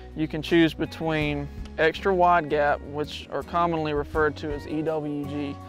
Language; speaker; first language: English; native; English